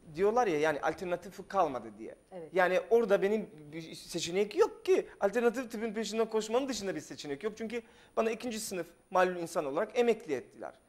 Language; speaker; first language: Turkish; non-native, fluent; Russian